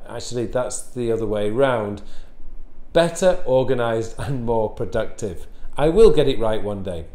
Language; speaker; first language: English; native; English